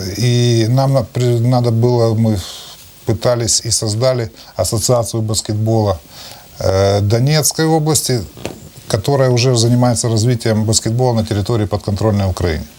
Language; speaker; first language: Russian; native; Russian